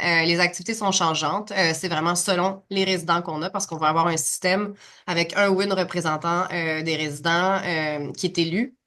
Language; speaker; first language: French; native; French